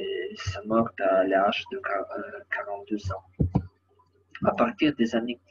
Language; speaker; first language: French; non-native, learner; Ukrainian